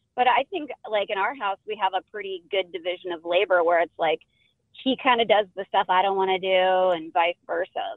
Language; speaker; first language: English; native; English